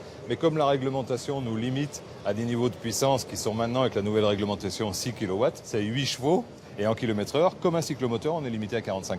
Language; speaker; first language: French; native; French